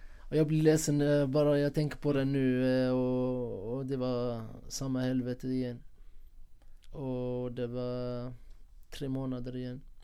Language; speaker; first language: Swedish; non-native, fluent; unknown